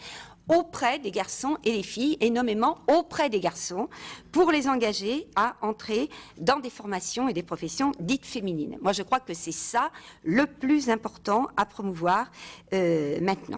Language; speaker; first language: French; native; French